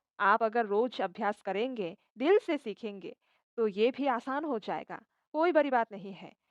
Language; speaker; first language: Hindi; non-native, local second language; Assamese